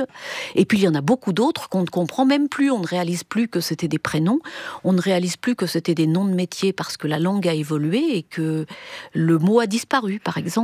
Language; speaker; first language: French; native; French